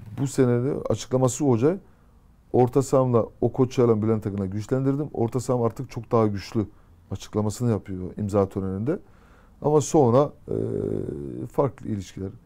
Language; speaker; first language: Turkish; early bilingual, heritage; Turkish